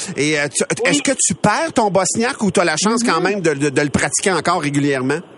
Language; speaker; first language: French; native; French